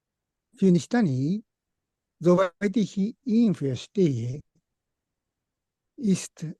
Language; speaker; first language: German; non-native, fluent; Japanese